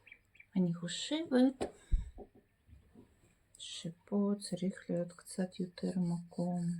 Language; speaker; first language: Hebrew; non-native, fluent; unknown